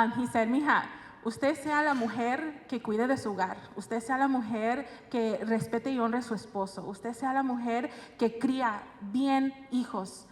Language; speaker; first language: Spanish; early bilingual, heritage; Spanish